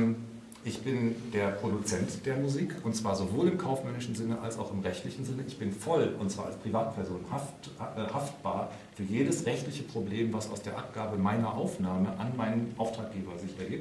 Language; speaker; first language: German; native; German